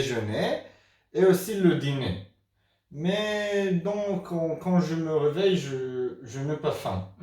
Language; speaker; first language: French; non-native, learner; Hebrew